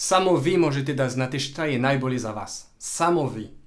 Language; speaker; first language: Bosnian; non-native, learner; French